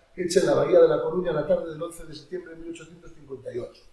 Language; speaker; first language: Spanish; native; Spanish